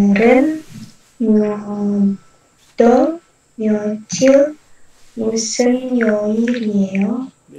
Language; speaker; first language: Korean; non-native, learner; Indonesian